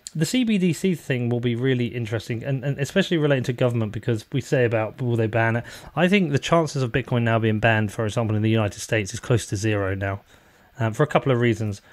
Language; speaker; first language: English; native; English